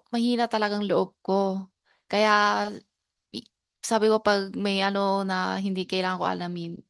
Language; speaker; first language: Filipino; non-native, learner; Chinese